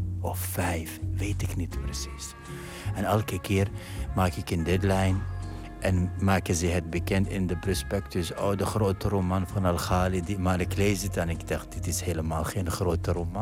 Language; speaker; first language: Dutch; non-native, fluent; Arabic